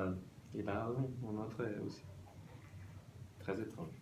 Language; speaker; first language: French; non-native, learner; Portuguese